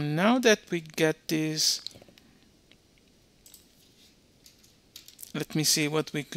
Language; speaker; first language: English; non-native, fluent; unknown